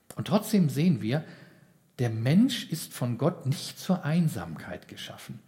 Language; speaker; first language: German; native; German